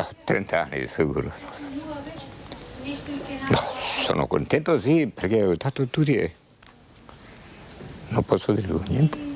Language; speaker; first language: Italian; non-native, learner; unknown